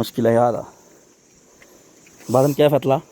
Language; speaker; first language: Arabic; non-native, learner; Bangla